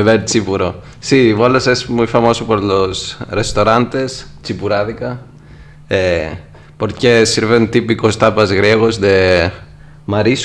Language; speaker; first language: Spanish; non-native, learner; Greek